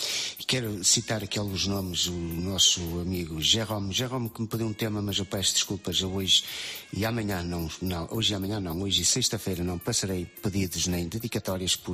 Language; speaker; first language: Portuguese; native; Portuguese